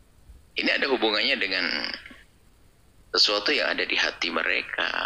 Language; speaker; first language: Indonesian; native; Indonesian